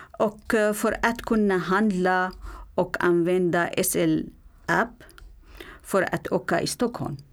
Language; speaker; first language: Swedish; non-native, learner; Arabic